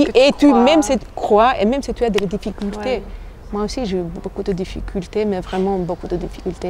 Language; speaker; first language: French; non-native, fluent; Albanian